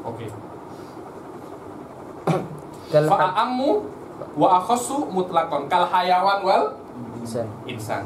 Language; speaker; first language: Arabic; non-native, fluent; Malay